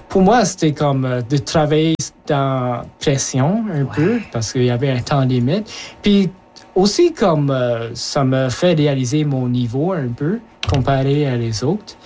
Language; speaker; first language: French; early bilingual, other home language; Japanese